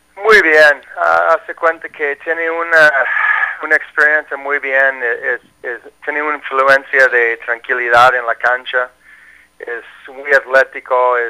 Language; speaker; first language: Spanish; non-native, learner; English